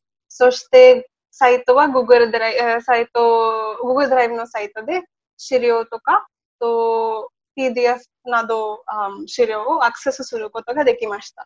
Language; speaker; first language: Japanese; non-native, learner; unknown